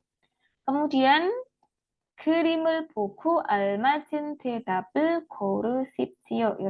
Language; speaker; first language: Korean; non-native, fluent; Indonesian